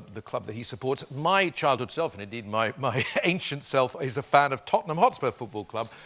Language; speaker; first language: English; native; English